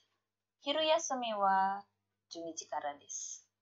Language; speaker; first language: Japanese; non-native, fluent; Indonesian